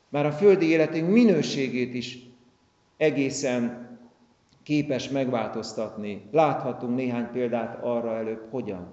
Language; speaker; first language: Hungarian; native; Hungarian